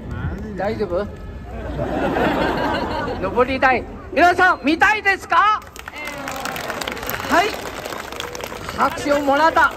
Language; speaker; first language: Japanese; non-native, learner; Chinese